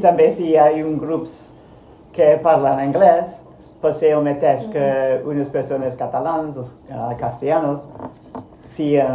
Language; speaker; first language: Catalan; non-native, learner; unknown